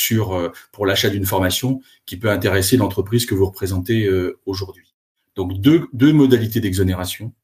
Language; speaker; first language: French; native; French